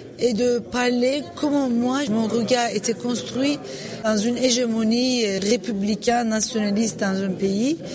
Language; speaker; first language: French; non-native, fluent; Turkish